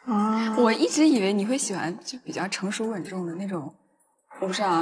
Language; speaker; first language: Chinese; native; Chinese